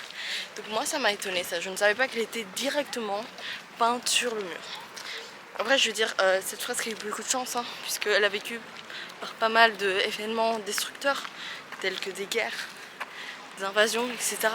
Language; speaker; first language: French; native; French